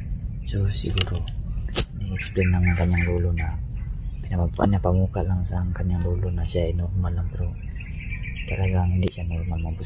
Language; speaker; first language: Filipino; non-native, local second language; Cebuano